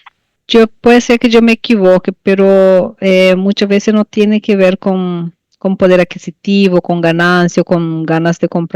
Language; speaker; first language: Spanish; non-native, fluent; Portuguese